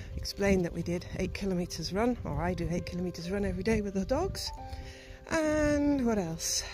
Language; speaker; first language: English; native; English